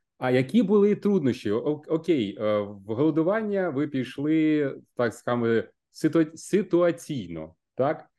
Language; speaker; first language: Ukrainian; non-native, local second language; Russian